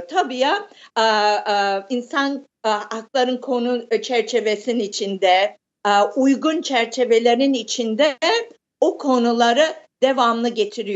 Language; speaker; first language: Turkish; early bilingual, heritage; Turkish